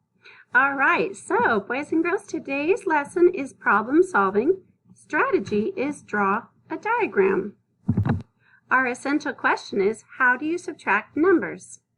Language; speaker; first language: English; native; English